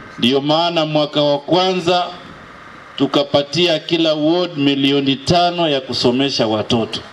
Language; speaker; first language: Swahili; non-native, local second language; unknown